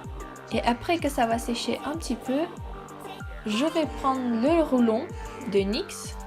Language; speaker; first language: French; non-native, fluent; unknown